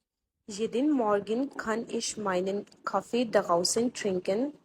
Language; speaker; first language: German; non-native, fluent; Urdu